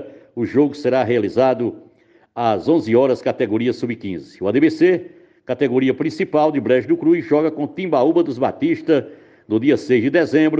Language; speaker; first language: Portuguese; native; Portuguese